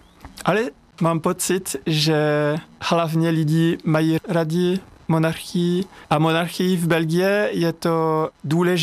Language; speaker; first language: Czech; non-native, fluent; French